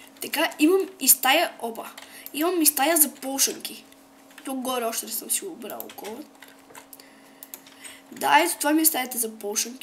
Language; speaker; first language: Bulgarian; native; Bulgarian